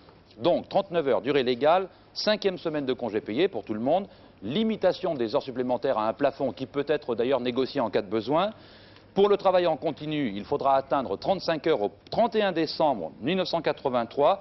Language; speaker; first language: French; native; French